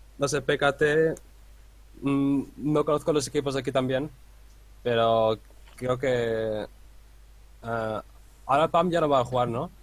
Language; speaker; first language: Spanish; non-native, fluent; Dutch